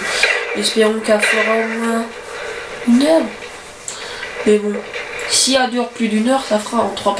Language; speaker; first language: French; native; French